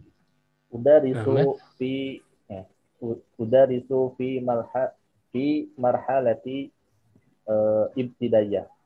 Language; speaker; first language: Arabic; non-native, learner; Indonesian